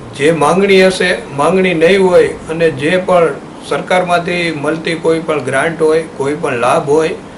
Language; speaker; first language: Gujarati; native; Gujarati